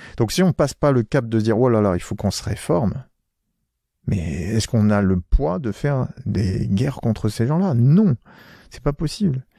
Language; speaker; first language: French; native; French